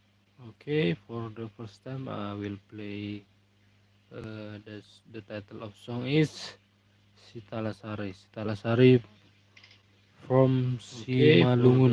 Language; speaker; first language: English; non-native, learner; Indonesian